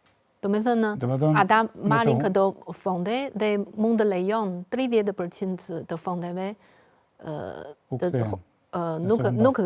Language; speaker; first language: Albanian; non-native, fluent; Chinese